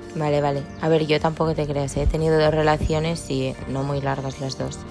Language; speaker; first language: Spanish; native; Spanish